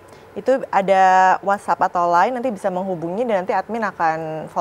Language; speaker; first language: Indonesian; native; Indonesian